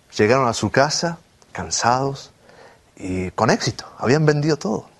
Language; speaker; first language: Spanish; native; Spanish